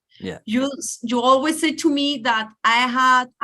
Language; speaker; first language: English; non-native, learner; Spanish